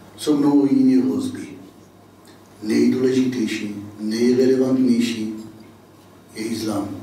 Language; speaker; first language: Czech; non-native, fluent; Hebrew